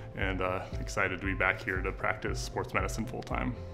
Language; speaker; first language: English; native; English